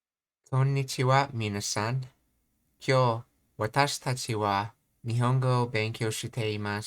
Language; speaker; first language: Japanese; non-native, learner; English